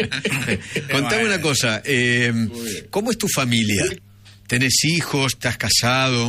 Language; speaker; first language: Spanish; native; Spanish